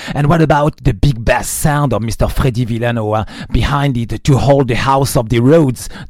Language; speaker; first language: English; non-native, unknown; French